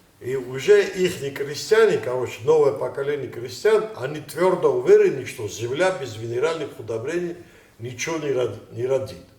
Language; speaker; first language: Russian; non-native, local second language; Ossetic